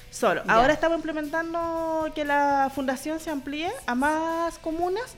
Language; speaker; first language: Spanish; native; Spanish